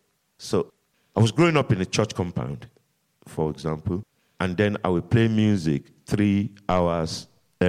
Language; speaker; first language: English; non-native, local second language; Yoruba